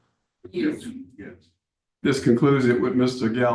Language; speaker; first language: English; native; English